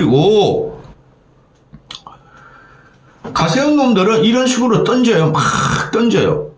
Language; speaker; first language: Korean; native; Korean